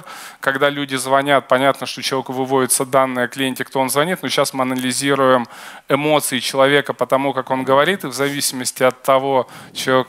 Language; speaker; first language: Russian; native; Russian